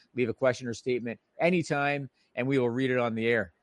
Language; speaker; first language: English; native; English